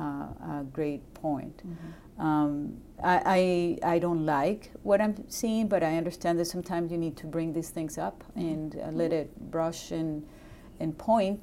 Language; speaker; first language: English; non-native, fluent; Spanish